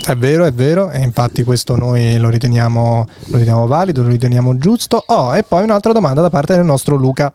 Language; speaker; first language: Italian; native; Italian